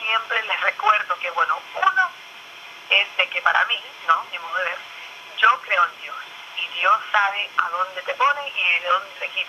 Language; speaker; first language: Spanish; early bilingual, other home language; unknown